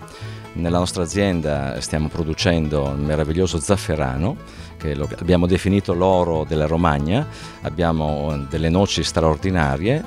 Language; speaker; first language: Italian; native; Italian